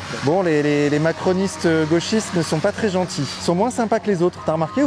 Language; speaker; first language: French; native; French